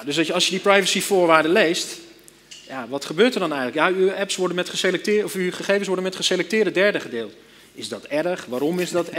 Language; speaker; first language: Dutch; native; Dutch